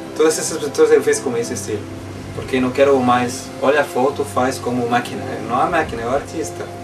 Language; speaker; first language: Portuguese; non-native, learner; Arabic